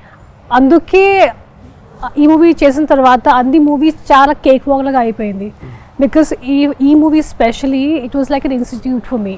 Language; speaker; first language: Telugu; non-native, fluent; Hindi